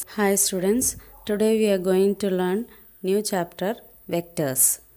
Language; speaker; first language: English; non-native, local second language; Malayalam